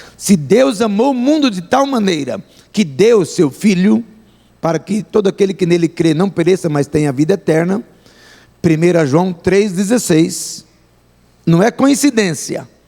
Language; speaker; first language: Portuguese; native; Portuguese